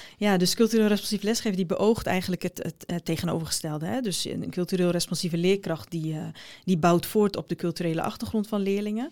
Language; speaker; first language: Dutch; early bilingual, other home language; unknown